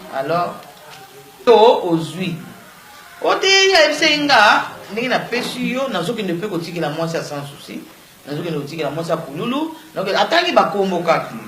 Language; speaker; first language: Lingala; non-native, local second language; Kongo